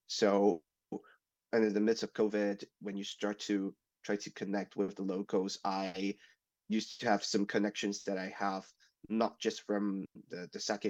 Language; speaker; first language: English; non-native, local second language; Cantonese